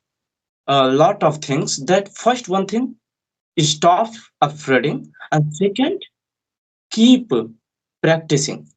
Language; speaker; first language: English; non-native, learner; Hindi